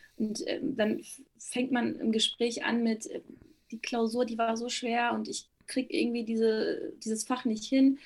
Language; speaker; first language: German; early bilingual, other home language; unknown